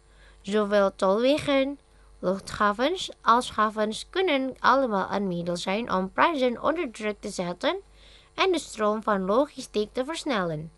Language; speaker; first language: Dutch; non-native, fluent; Indonesian